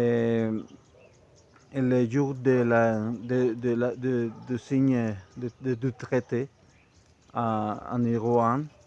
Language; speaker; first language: French; non-native, fluent; Spanish